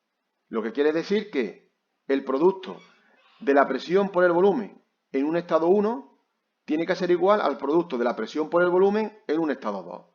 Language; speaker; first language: Spanish; native; Spanish